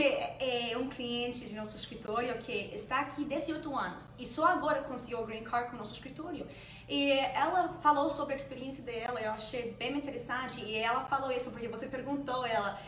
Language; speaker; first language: Portuguese; non-native, fluent; Spanish